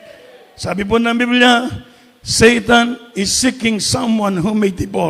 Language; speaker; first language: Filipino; non-native, local second language; Cebuano